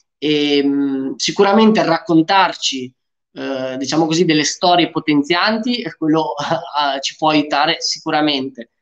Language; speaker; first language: Italian; early bilingual, other home language; Romanian